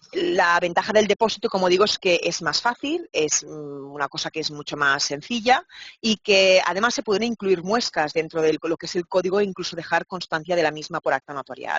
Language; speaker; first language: Spanish; native; Spanish